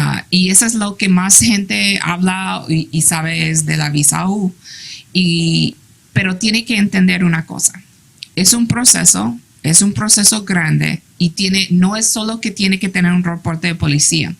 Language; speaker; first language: Spanish; early bilingual, heritage; English